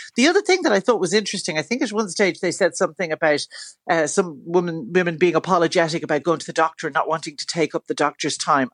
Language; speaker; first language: English; native; English